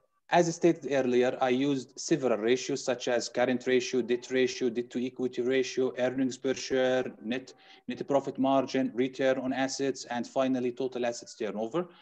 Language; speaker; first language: English; non-native, fluent; Arabic